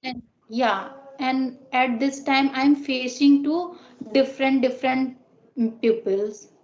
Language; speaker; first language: English; non-native, learner; Hindi